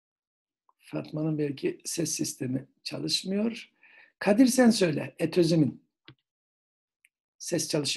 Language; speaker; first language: Turkish; native; Turkish